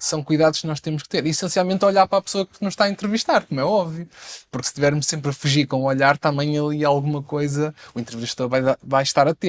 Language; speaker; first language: Portuguese; native; Portuguese